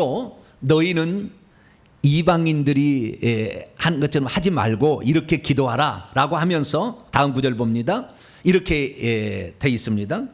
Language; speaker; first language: Korean; native; Korean